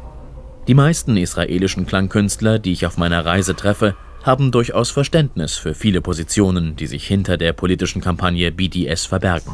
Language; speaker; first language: German; native; German